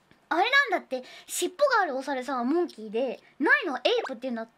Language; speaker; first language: Japanese; native; Japanese